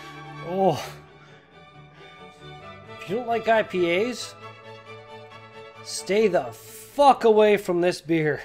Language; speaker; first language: English; native; English